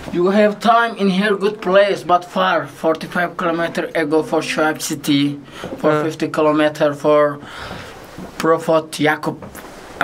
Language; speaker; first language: English; non-native, learner; Arabic